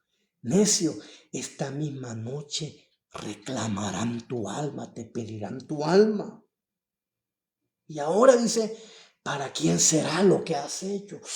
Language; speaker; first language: Spanish; native; Spanish